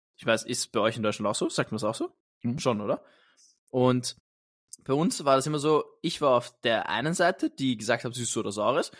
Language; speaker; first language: German; native; German